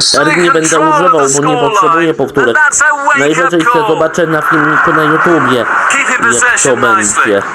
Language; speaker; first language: Polish; native; Polish